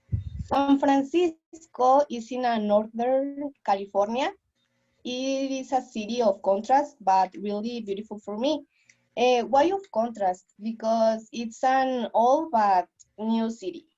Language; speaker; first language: English; non-native, learner; Spanish